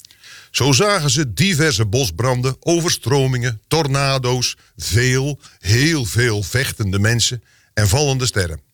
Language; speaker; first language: Dutch; native; Dutch